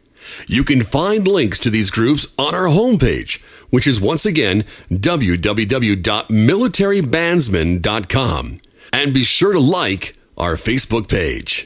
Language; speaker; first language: English; native; English